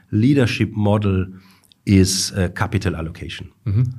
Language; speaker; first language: English; non-native, fluent; German